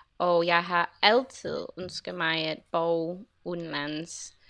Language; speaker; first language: Danish; non-native, learner; English